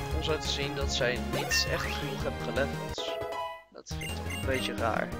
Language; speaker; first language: Dutch; native; Dutch